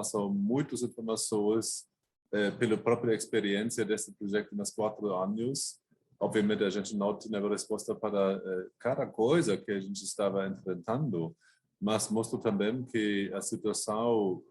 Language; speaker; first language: Portuguese; non-native, fluent; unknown